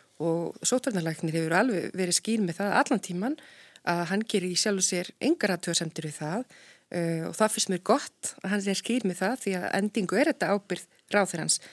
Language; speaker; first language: Icelandic; native; Icelandic